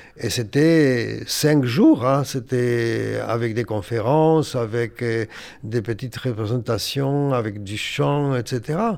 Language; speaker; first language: French; non-native, fluent; Yiddish